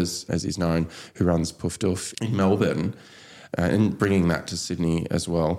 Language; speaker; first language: English; native; English